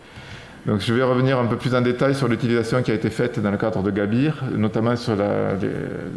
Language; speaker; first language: French; native; French